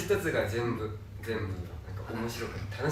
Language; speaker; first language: Japanese; non-native, fluent; Korean